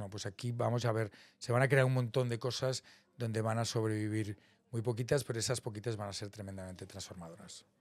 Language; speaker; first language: Spanish; native; Spanish